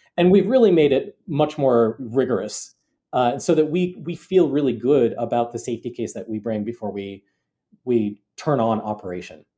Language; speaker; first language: English; native; English